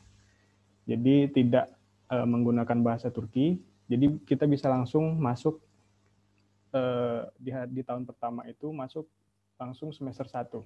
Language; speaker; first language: Indonesian; native; Indonesian